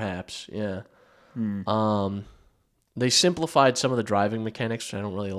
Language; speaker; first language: English; native; English